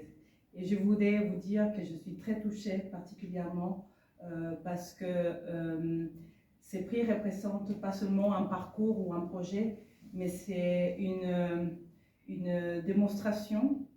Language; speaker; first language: French; non-native, fluent; Spanish